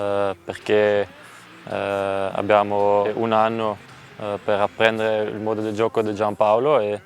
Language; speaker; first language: Italian; non-native, learner; Dutch